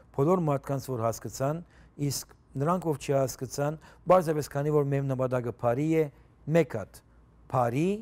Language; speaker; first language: Armenian; native; Armenian